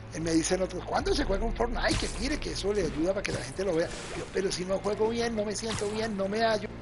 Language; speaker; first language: Spanish; native; Spanish